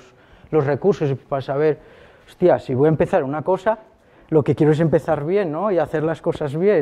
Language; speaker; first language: Spanish; native; Spanish